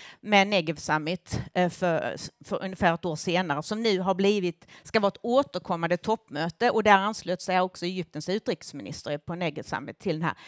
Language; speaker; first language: Swedish; native; Swedish